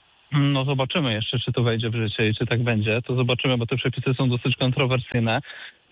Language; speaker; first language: Polish; native; Polish